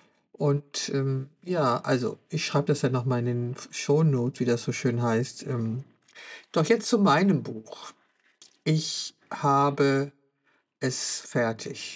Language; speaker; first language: German; native; German